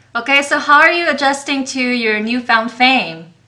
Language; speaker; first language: English; non-native, fluent; Chinese